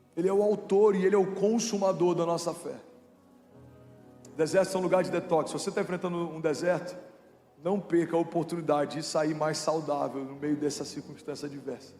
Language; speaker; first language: Portuguese; native; Portuguese